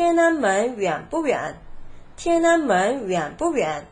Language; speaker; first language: Chinese; non-native, fluent; Korean